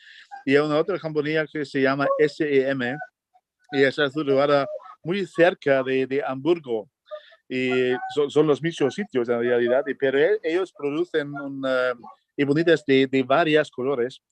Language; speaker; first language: Spanish; non-native, fluent; German